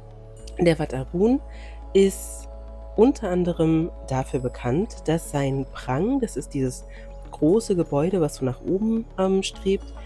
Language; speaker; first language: German; native; German